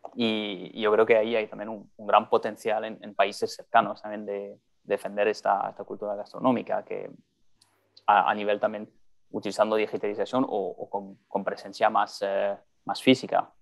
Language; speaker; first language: Spanish; non-native, fluent; French